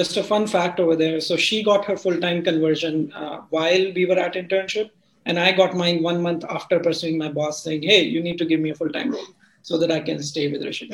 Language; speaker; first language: English; non-native, local second language; Hindi